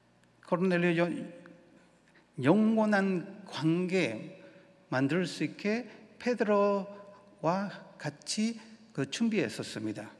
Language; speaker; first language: Korean; non-native, learner; Spanish